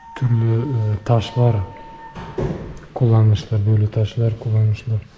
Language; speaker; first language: Turkish; non-native, learner; Bashkir